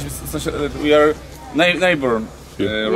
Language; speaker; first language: English; non-native, learner; Polish